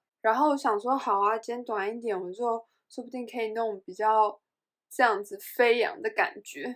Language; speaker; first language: Chinese; native; Chinese